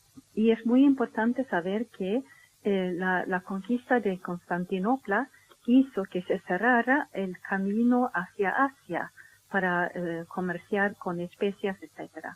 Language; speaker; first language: Spanish; non-native, fluent; Swedish